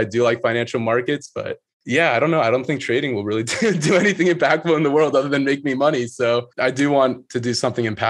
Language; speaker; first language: English; native; English